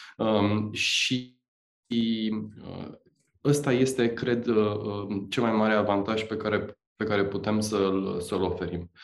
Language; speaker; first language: Romanian; native; Romanian